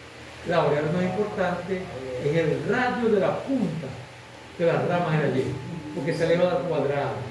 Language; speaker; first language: Spanish; native; Spanish